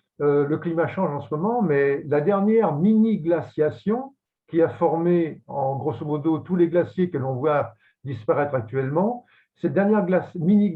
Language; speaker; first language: French; native; French